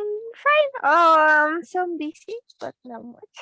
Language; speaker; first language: English; non-native, learner; Spanish